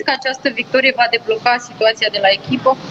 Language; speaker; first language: Romanian; native; Romanian